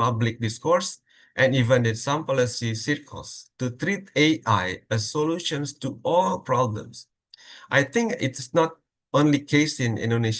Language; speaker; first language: English; non-native, fluent; Indonesian